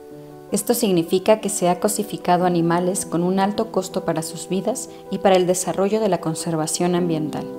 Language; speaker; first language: Spanish; native; Spanish